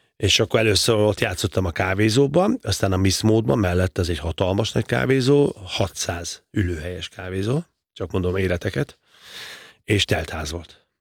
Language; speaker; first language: Hungarian; native; Hungarian